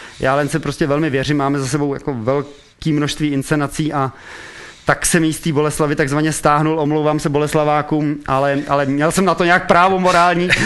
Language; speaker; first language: Czech; native; Czech